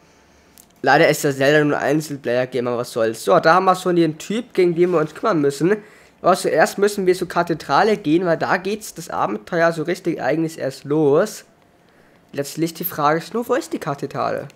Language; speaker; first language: German; native; German